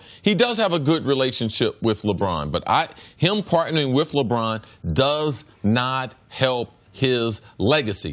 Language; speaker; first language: English; native; English